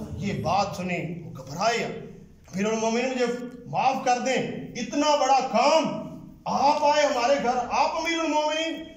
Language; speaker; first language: Urdu; non-native, local second language; Punjabi